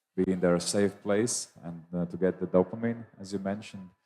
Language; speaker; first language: English; non-native, fluent; Latvian